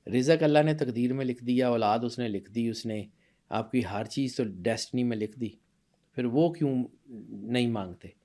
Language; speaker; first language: Urdu; non-native, local second language; Punjabi